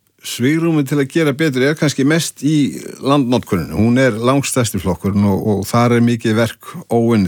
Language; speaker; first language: Icelandic; native; Icelandic